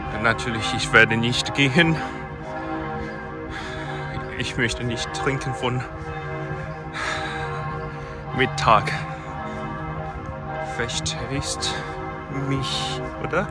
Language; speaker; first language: German; non-native, learner; Korean